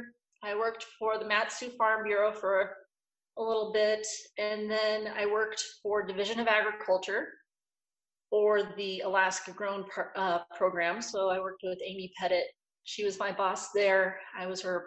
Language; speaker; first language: English; native; English